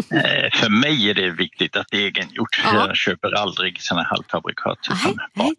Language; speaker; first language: Swedish; native; Swedish